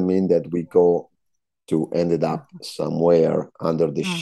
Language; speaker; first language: English; non-native, fluent; Italian